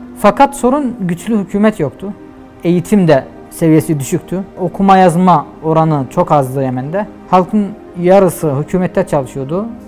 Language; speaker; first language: Turkish; non-native, fluent; Arabic